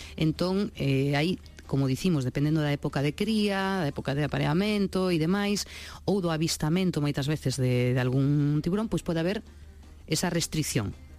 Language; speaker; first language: Galician; non-native, local second language; Spanish